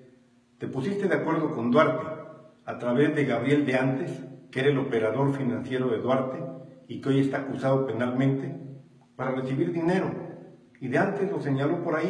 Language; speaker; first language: Spanish; native; Spanish